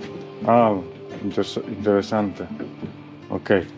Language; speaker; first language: Spanish; non-native, learner; Polish